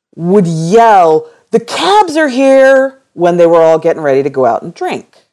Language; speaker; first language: English; native; English